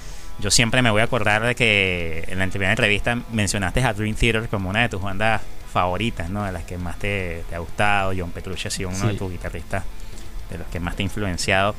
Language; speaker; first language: Spanish; native; Spanish